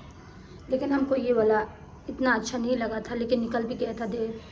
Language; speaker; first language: Hindi; non-native, local second language; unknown